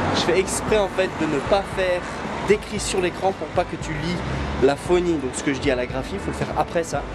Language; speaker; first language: French; non-native, fluent; English